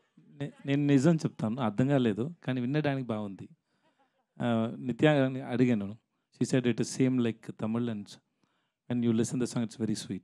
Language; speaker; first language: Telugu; non-native, learner; Tamil